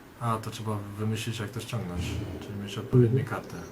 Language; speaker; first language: Polish; native; Polish